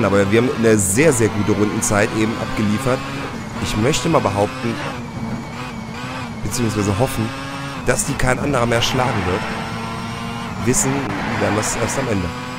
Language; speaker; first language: German; native; German